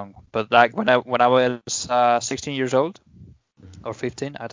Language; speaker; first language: English; non-native, fluent; Spanish